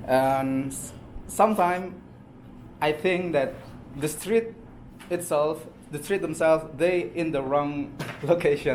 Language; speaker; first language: English; non-native, fluent; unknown